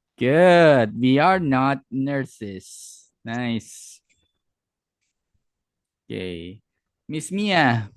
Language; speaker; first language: English; non-native, fluent; Indonesian